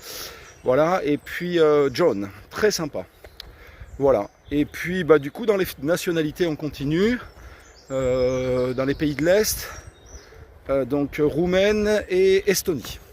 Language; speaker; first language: French; native; French